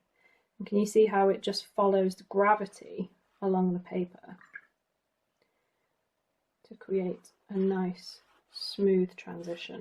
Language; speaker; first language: English; native; English